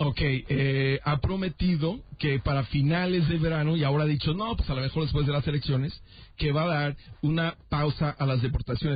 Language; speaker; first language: Spanish; native; Spanish